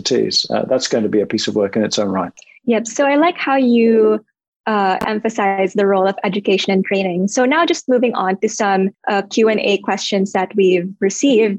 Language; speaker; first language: English; non-native, local second language; Filipino